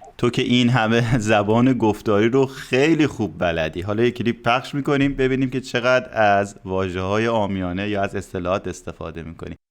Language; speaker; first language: Persian; native; Persian